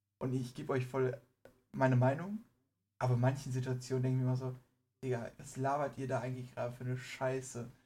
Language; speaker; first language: German; early bilingual, other home language; Persian